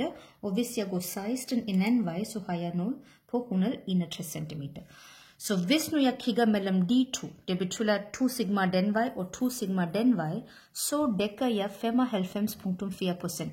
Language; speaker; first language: Danish; non-native, learner; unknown